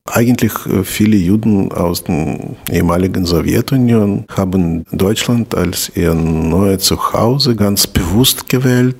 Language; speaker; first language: German; non-native, fluent; Russian